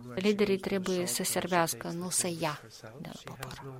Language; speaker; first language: Romanian; non-native, fluent; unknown